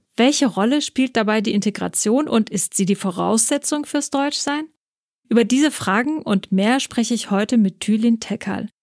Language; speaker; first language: German; native; German